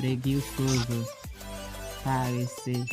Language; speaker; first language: Portuguese; non-native, learner; Haitian Creole